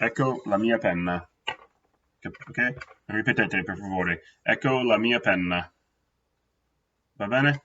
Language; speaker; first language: Italian; non-native, fluent; English